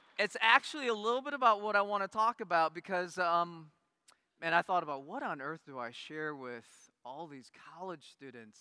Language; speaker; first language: English; native; English